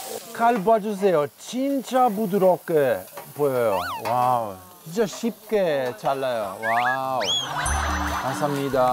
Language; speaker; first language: Korean; non-native, fluent; Italian